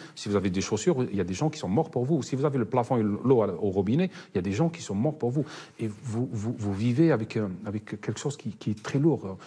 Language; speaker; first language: French; non-native, local second language; Arabic